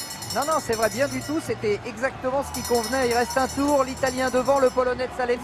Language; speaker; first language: French; native; French